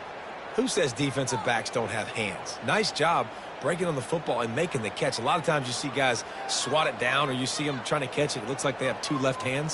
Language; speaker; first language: English; native; English